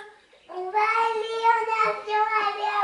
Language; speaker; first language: French; early bilingual, heritage; French